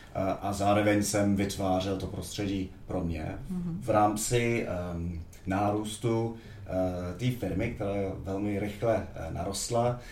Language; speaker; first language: Czech; non-native, fluent; English